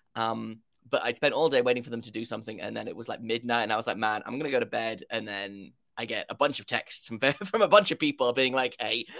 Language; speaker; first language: English; native; English